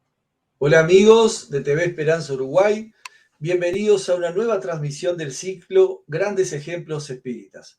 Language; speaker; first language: Spanish; native; Spanish